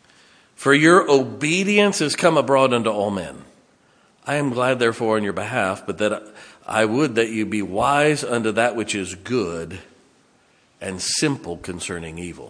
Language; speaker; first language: English; native; English